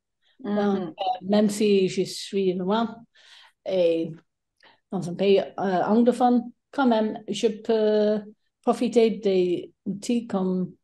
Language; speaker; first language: French; non-native, fluent; English